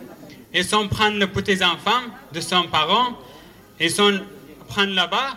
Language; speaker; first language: French; non-native, learner; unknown